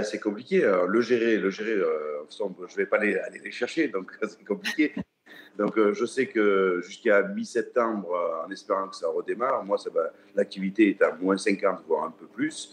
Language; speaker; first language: French; native; French